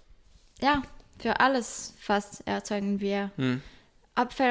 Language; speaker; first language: German; non-native, fluent; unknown